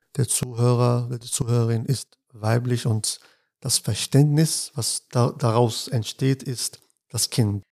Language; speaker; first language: German; non-native, fluent; Arabic